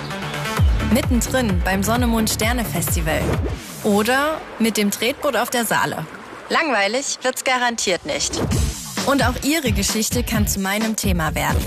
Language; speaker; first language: German; native; German